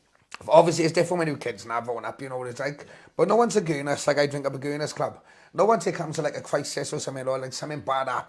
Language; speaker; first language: English; native; English